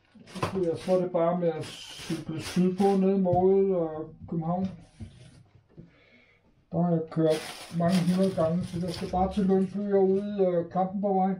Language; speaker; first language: Danish; native; Danish